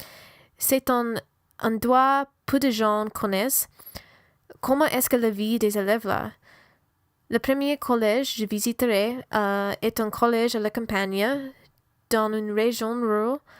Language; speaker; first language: French; non-native, learner; English